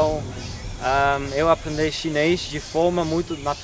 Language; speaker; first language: Portuguese; non-native, learner; Dutch